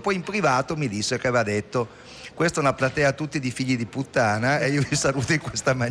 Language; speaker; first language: Italian; native; Italian